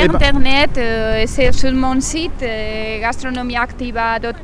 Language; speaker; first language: French; non-native, learner; Spanish